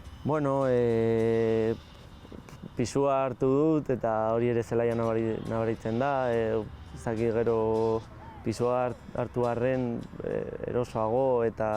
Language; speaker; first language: Basque; non-native, local second language; Spanish